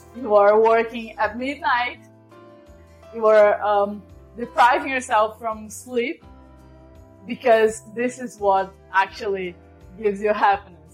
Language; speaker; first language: English; non-native, fluent; Portuguese